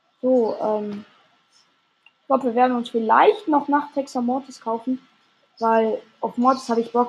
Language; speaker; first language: German; native; German